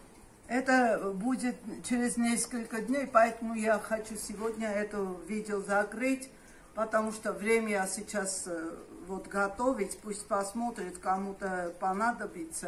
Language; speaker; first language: Russian; non-native, fluent; Armenian